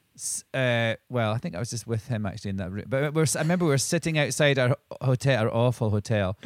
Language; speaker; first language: English; native; English